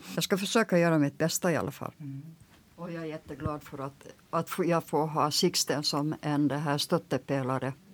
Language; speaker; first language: Swedish; native; Swedish